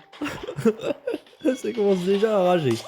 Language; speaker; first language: French; native; French